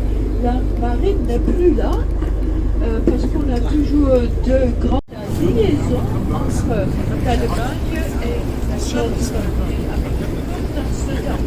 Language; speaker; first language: French; non-native, fluent; Dutch